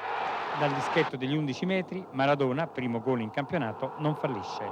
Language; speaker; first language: Italian; native; Italian